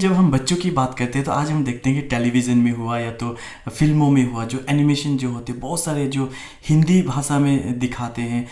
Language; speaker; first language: Hindi; non-native, local second language; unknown